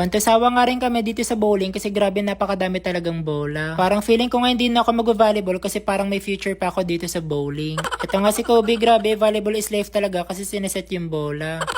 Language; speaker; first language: Filipino; non-native, local second language; Cebuano